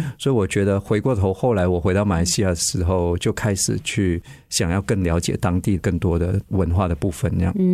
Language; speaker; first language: Chinese; native; Chinese